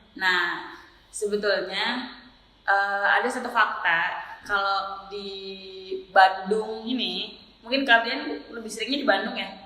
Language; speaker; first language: Indonesian; native; Indonesian